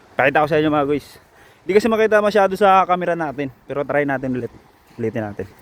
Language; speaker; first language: Filipino; non-native, local second language; Iloko